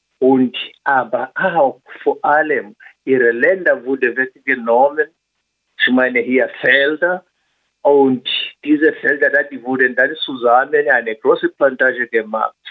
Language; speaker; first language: German; non-native, learner; Swahili